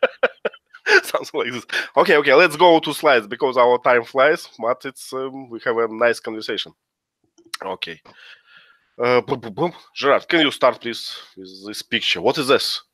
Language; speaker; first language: English; non-native, fluent; Russian